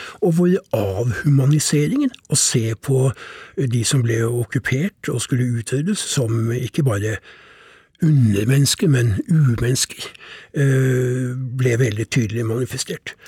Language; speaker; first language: Norwegian; native; Norwegian